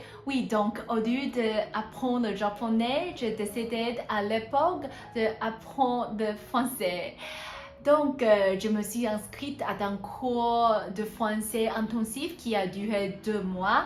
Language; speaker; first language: French; non-native, fluent; Hakka Chinese